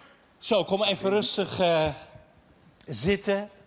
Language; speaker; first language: Dutch; native; Dutch